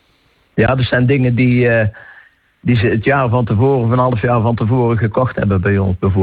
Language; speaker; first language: Dutch; native; Dutch